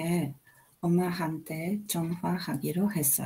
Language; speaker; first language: Korean; non-native, learner; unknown